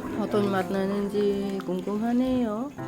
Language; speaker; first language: Korean; non-native, learner; Vietnamese